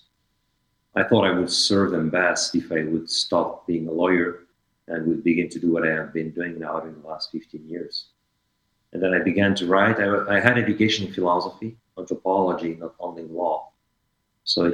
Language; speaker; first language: English; non-native, fluent; French